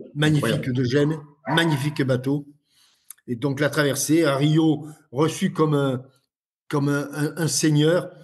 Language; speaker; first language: French; native; French